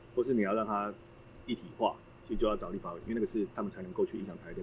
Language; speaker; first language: Chinese; native; Chinese